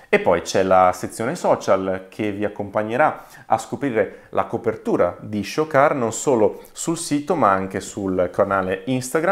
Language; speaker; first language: Italian; native; Italian